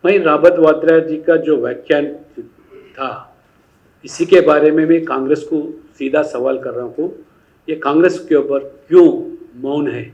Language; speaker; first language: Hindi; non-native, local second language; Telugu